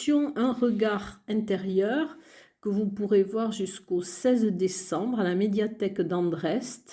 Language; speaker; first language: French; native; French